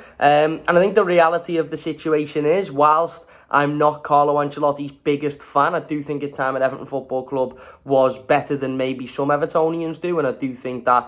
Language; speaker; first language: English; native; English